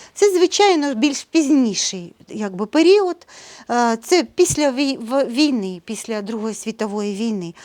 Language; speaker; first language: Ukrainian; native; Ukrainian